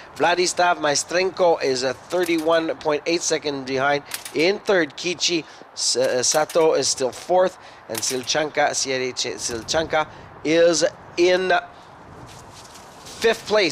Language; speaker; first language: English; native; English